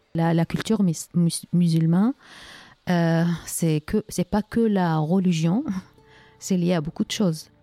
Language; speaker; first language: French; non-native, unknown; Arabic